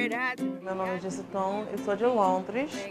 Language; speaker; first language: Portuguese; non-native, fluent; English